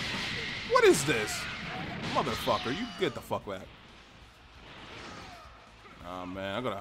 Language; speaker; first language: English; native; English